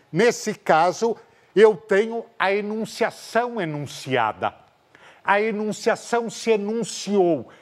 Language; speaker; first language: Portuguese; native; Portuguese